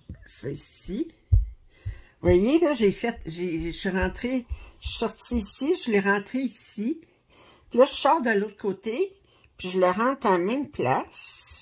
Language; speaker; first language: French; native; French